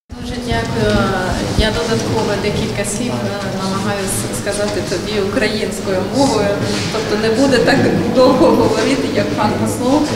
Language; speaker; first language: Ukrainian; non-native, learner; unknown